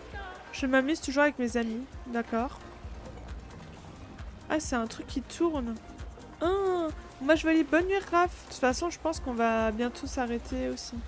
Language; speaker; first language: French; native; French